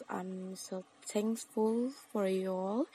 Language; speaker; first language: English; non-native, learner; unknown